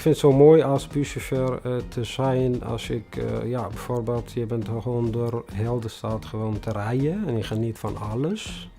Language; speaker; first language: Dutch; non-native, fluent; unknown